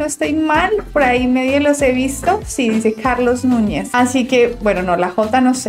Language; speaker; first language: Spanish; native; Spanish